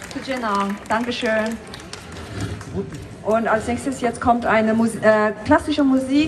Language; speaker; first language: German; non-native, learner; Tibetan